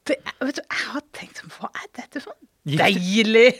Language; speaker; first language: Norwegian; native; Norwegian